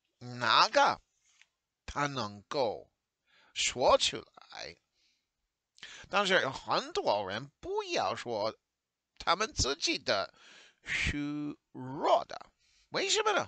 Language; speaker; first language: Chinese; non-native, learner; English